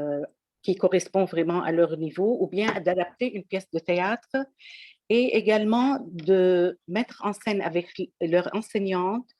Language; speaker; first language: French; non-native, local second language; Arabic